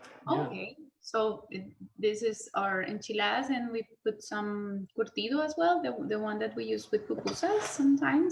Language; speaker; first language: English; non-native, learner; Spanish